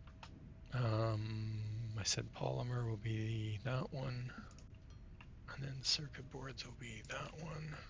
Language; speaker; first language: English; native; English